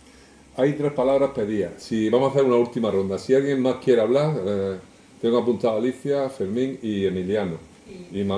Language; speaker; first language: Spanish; native; Spanish